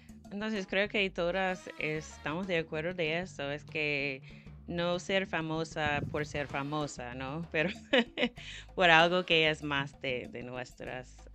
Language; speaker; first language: Spanish; non-native, fluent; English